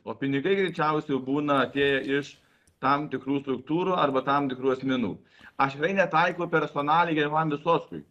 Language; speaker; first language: Lithuanian; native; Lithuanian